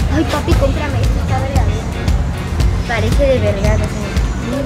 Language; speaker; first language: Spanish; native; Spanish